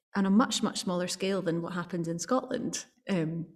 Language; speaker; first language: English; native; English